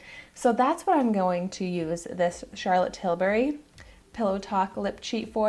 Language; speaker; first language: English; native; English